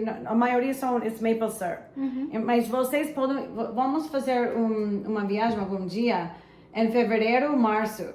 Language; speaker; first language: Portuguese; non-native, fluent; English